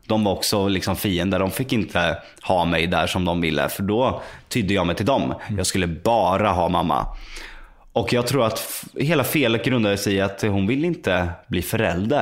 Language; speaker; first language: Swedish; native; Swedish